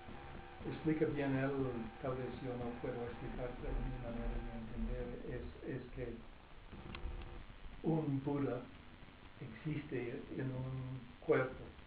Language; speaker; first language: Spanish; non-native, fluent; English